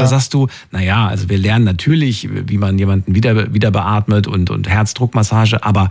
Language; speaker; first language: German; native; German